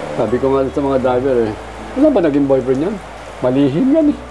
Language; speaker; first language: Filipino; native; Filipino